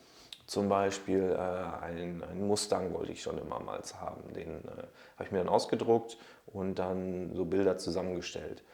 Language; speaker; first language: German; native; German